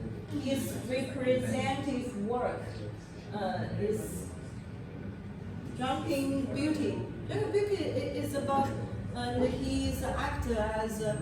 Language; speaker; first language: English; non-native, learner; Chinese